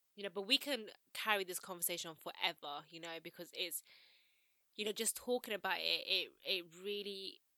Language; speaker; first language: English; native; English